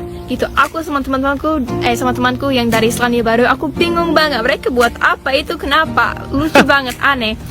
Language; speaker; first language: Indonesian; non-native, fluent; Swedish